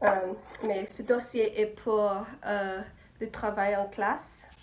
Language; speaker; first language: French; non-native, learner; English